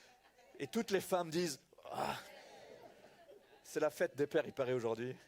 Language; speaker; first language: French; native; French